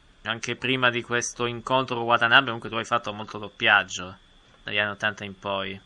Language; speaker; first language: Italian; native; Italian